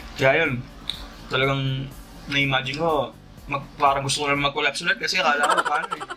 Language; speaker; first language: Filipino; native; Filipino